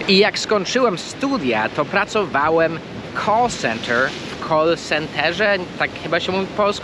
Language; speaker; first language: Polish; early bilingual, heritage; Polish